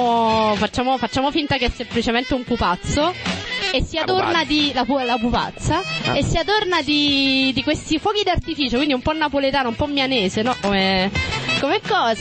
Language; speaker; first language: Italian; native; Italian